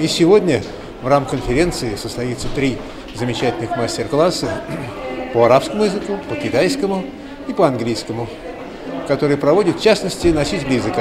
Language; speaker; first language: Russian; native; Russian